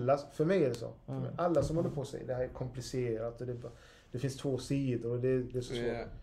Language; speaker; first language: Swedish; native; Swedish